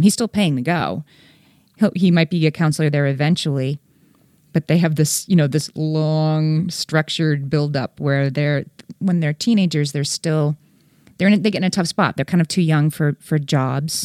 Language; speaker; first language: English; native; English